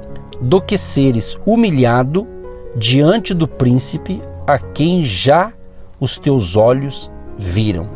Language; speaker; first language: Portuguese; native; Portuguese